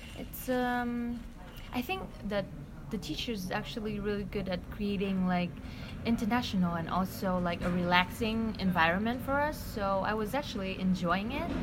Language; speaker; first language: English; non-native, fluent; Vietnamese